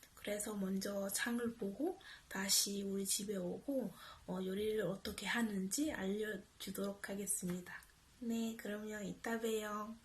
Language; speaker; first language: Korean; non-native, learner; French